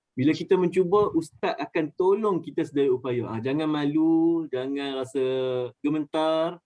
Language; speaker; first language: Malay; native; Malay